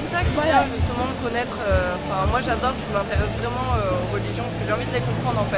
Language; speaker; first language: French; native; French